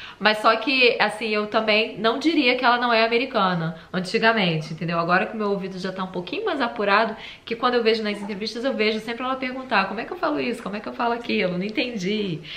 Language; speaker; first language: Portuguese; native; Portuguese